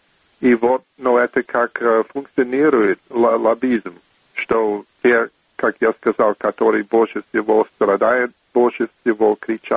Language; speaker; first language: Russian; non-native, fluent; English